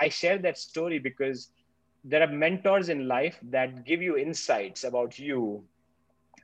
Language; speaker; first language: English; non-native, local second language; Marathi